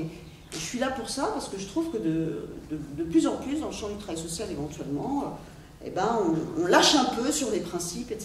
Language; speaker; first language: French; native; French